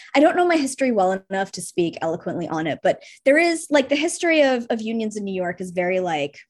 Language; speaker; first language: English; early bilingual, heritage; Russian